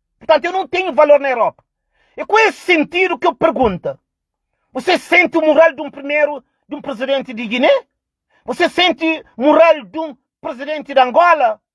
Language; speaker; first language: Portuguese; non-native, local second language; Kabuverdianu